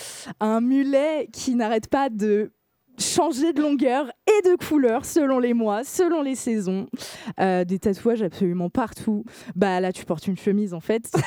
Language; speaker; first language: French; native; French